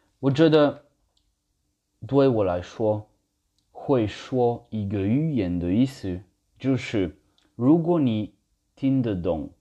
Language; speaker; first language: Chinese; non-native, learner; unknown